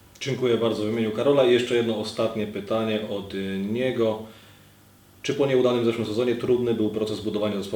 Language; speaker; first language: Polish; native; Polish